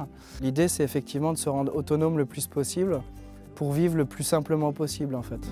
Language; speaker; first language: French; native; French